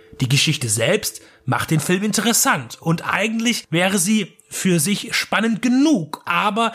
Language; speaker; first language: German; native; German